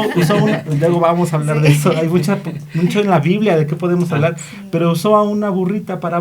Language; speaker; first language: Spanish; native; Spanish